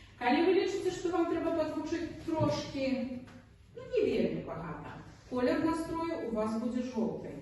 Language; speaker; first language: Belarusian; native; Belarusian